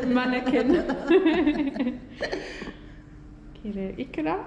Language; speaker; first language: Japanese; non-native, learner; English